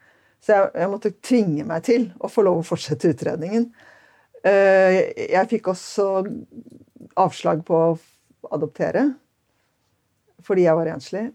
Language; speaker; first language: Norwegian; native; Norwegian